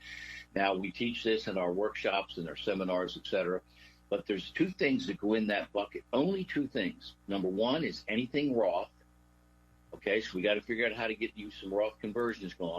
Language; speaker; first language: English; native; English